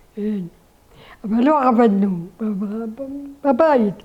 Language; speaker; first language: Hebrew; non-native, learner; Arabic